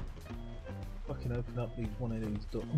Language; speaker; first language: English; native; English